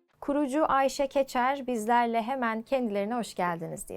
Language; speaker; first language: Turkish; native; Turkish